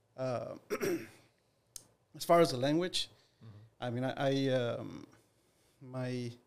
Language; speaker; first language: English; non-native, fluent; Spanish